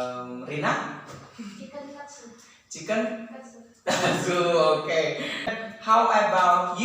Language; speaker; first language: English; non-native, learner; Indonesian